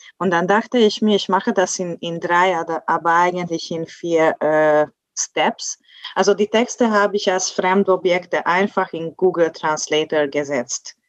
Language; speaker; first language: German; non-native, fluent; Hungarian